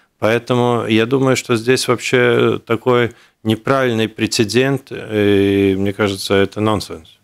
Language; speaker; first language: Russian; non-native, local second language; Latvian